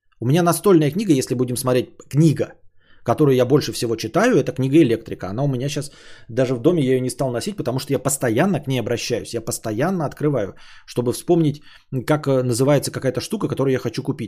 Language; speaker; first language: Russian; native; Russian